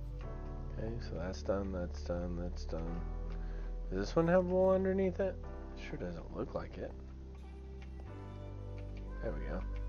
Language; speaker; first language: English; native; English